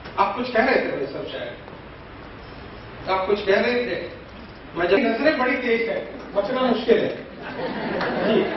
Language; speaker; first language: Hindi; native; Hindi